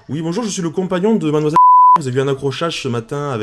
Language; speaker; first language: French; native; French